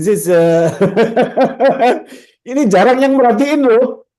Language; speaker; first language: Indonesian; native; Indonesian